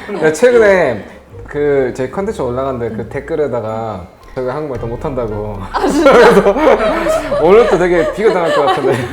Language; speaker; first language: Korean; native; Korean